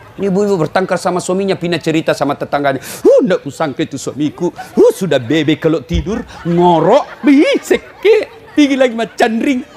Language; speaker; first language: Indonesian; non-native, local second language; Buginese